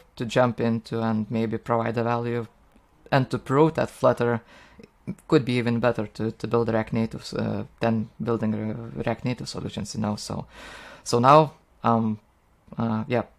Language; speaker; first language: English; non-native, fluent; Lithuanian